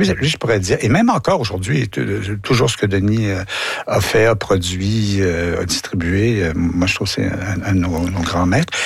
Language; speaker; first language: French; native; French